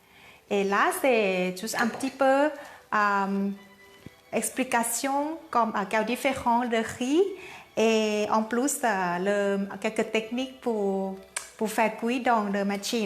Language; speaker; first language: French; non-native, learner; Thai